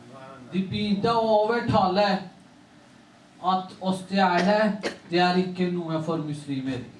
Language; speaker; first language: Norwegian; non-native, local second language; Urdu